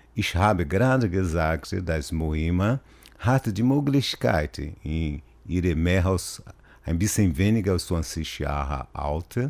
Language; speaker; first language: German; non-native, learner; Portuguese